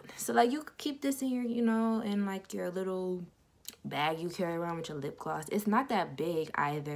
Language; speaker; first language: English; native; English